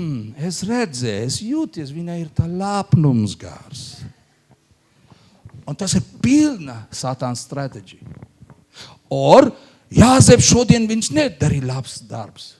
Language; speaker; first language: Latvian; non-native, learner; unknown